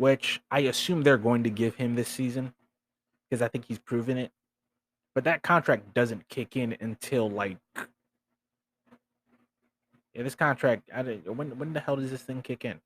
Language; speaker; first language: English; native; English